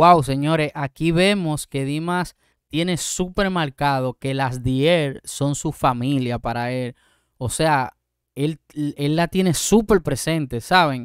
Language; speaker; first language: Spanish; native; Spanish